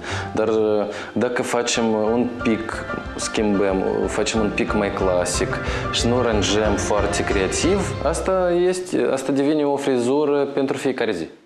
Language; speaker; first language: Romanian; non-native, local second language; Russian